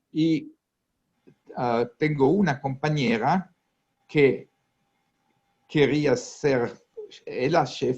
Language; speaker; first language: Spanish; non-native, fluent; Italian